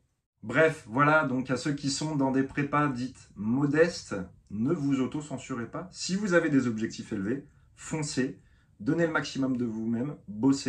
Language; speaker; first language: French; native; French